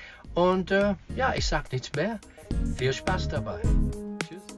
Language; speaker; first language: German; non-native, fluent; English